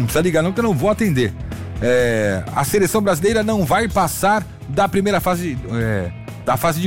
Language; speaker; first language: Portuguese; native; Portuguese